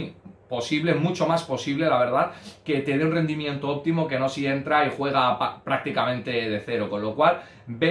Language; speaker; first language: Spanish; native; Spanish